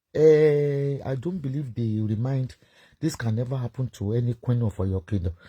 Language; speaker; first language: English; non-native, local second language; Yoruba